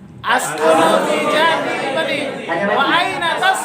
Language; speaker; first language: Arabic; non-native, learner; Indonesian